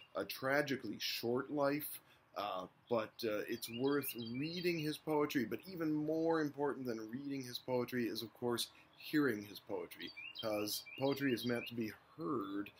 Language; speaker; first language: English; native; English